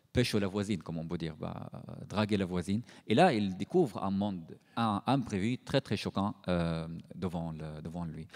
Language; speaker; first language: French; non-native, fluent; Arabic